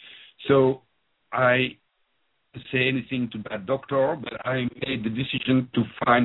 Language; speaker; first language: English; non-native, fluent; French